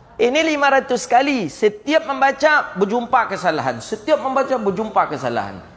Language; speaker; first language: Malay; non-native, local second language; Minangkabau